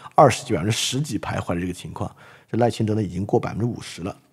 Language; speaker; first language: Chinese; native; Chinese